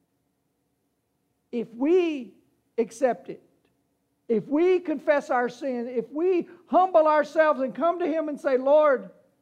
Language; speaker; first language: English; native; English